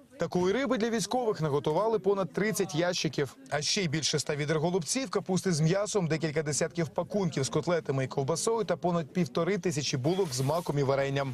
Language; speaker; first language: Ukrainian; native; Ukrainian